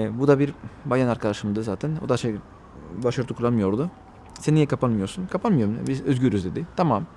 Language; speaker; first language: Turkish; non-native, fluent; Spanish